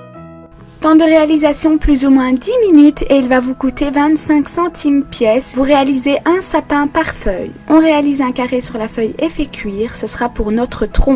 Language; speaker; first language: French; native; French